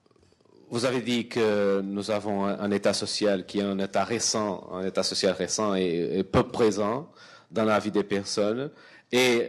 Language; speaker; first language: French; non-native, fluent; Portuguese